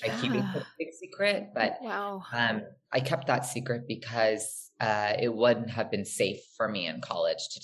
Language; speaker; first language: English; native; English